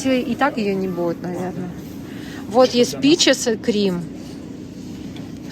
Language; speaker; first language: Russian; native; Russian